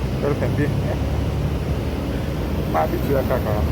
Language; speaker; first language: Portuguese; non-native, learner; Haitian Creole